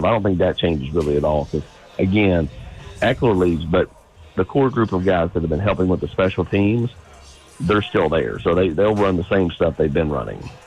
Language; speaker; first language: English; native; English